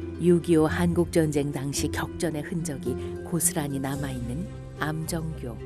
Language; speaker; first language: Korean; native; Korean